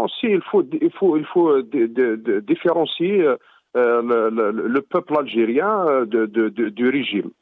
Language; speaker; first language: French; non-native, local second language; Arabic